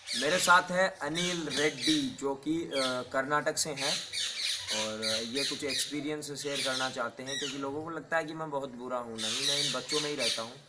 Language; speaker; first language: Hindi; native; Hindi